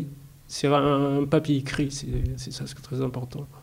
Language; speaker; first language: French; non-native, learner; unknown